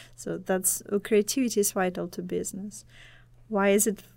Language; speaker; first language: English; non-native, fluent; Russian